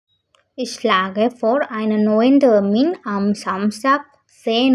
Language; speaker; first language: German; non-native, learner; Malayalam